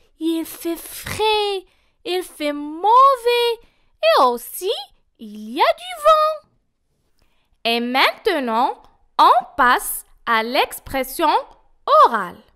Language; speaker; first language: French; non-native, local second language; Arabic